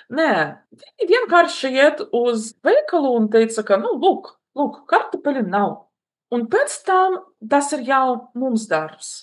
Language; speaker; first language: Latvian; non-native, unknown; Russian